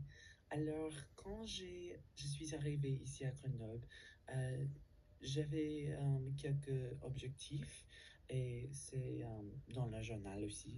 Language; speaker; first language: French; non-native, learner; English